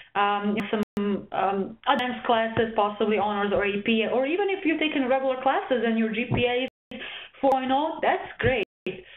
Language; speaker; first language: English; non-native, fluent; Serbian